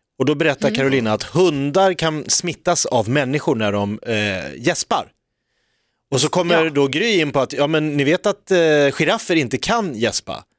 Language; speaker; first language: Swedish; native; Swedish